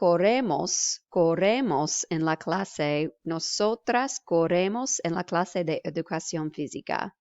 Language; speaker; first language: Spanish; non-native, fluent; English